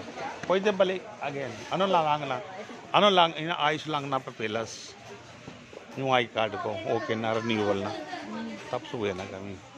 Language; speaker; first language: Filipino; non-native, learner; Punjabi